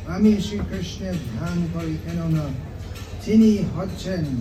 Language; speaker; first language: Bangla; non-native, fluent; English